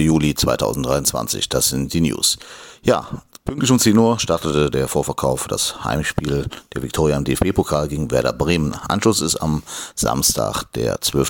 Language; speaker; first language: German; native; German